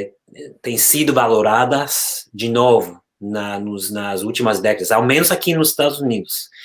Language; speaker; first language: Portuguese; non-native, fluent; English